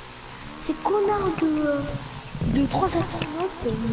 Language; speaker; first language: French; native; French